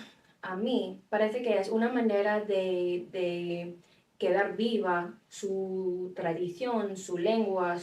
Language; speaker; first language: Spanish; non-native, fluent; English